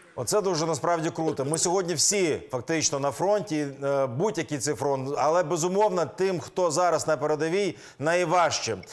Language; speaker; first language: Ukrainian; native; Ukrainian